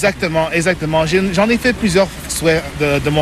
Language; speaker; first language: French; native; French